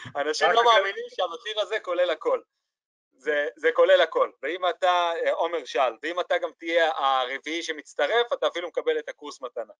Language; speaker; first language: Hebrew; native; Hebrew